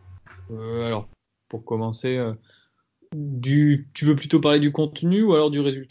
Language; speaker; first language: French; native; French